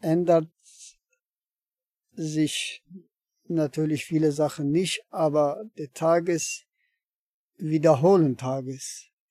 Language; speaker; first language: German; non-native, learner; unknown